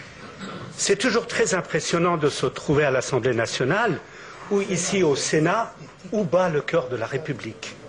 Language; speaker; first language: French; native; French